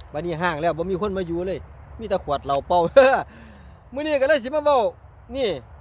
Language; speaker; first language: Thai; native; Thai